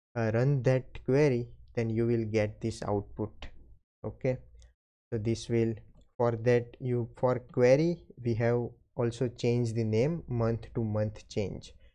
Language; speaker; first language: English; non-native, local second language; Gujarati